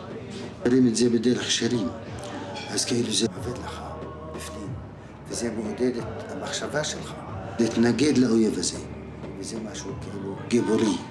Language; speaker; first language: Hebrew; non-native, local second language; Arabic